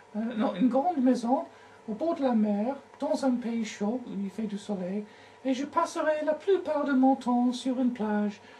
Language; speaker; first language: French; non-native, learner; English